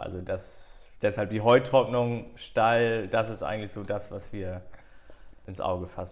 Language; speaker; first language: German; native; German